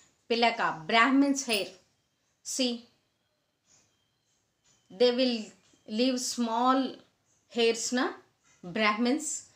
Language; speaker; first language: English; non-native, local second language; Telugu